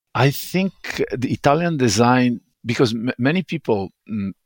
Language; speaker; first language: English; non-native, fluent; Italian